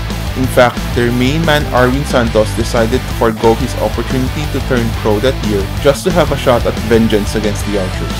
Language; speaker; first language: English; non-native, local second language; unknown